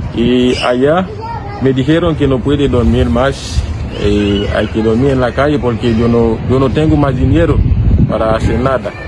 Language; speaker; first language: Spanish; non-native, learner; Haitian Creole